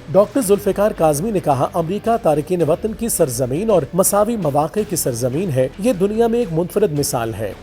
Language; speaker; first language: Urdu; native; Urdu